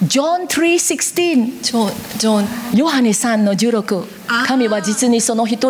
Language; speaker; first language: Japanese; non-native, learner; Korean